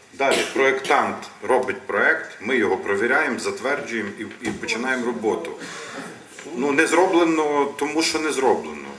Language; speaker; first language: Ukrainian; native; Ukrainian